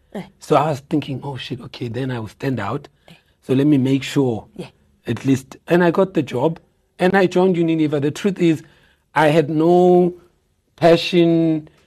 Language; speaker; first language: English; non-native, local second language; Xhosa